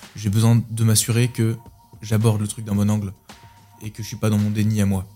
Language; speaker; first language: French; native; French